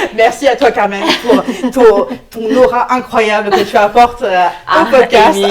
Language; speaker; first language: French; native; French